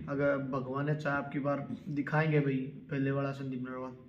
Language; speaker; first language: Hindi; native; Hindi